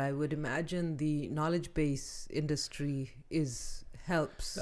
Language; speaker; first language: English; non-native, local second language; Urdu